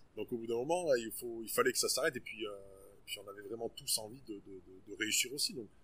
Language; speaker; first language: French; native; French